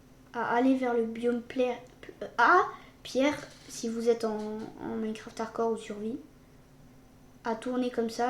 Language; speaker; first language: French; native; French